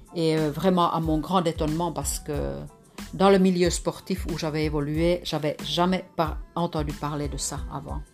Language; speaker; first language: French; non-native, fluent; Finnish